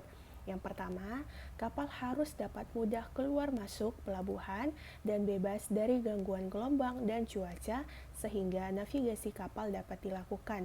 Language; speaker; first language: Indonesian; native; Indonesian